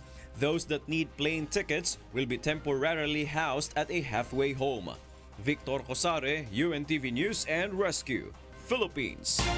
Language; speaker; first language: English; non-native, local second language; Filipino